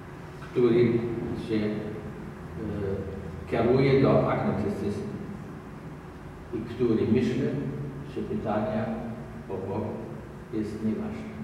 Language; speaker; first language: Polish; non-native, learner; German